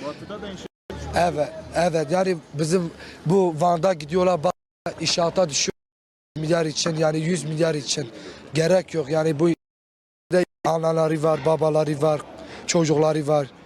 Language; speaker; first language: Turkish; non-native, local second language; Kurdish